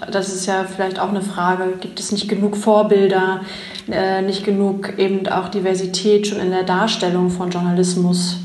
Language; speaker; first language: German; native; German